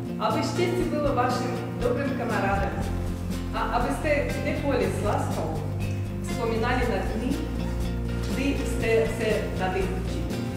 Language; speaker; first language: Czech; non-native, learner; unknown